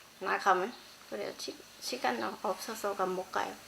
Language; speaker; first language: Korean; non-native, learner; Thai